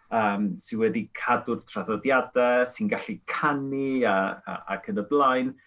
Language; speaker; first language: Welsh; non-native, fluent; Spanish